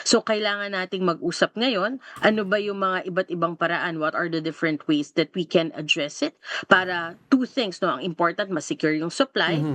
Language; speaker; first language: Filipino; native; Filipino